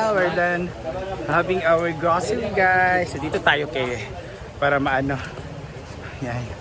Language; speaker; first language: Filipino; non-native, local second language; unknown